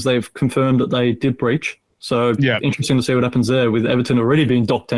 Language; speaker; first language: English; native; English